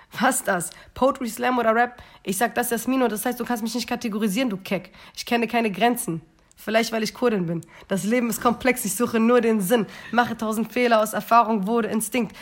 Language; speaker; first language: German; early bilingual, other home language; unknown